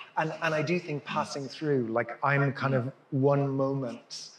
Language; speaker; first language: English; native; English